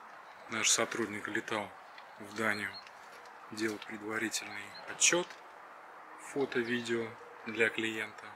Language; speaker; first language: Russian; native; Russian